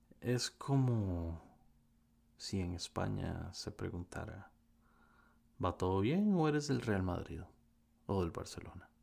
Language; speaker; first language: Spanish; native; Spanish